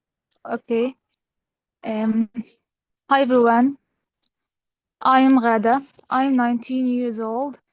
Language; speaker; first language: English; non-native, fluent; Arabic